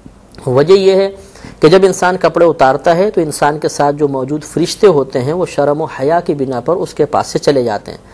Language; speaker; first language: Urdu; native; Urdu